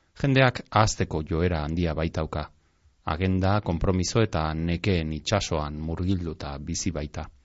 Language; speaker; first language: Basque; native; Basque